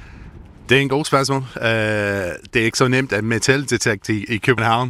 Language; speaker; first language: Danish; non-native, fluent; English